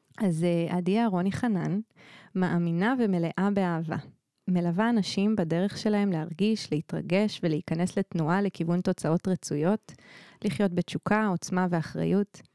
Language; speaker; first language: Hebrew; native; Hebrew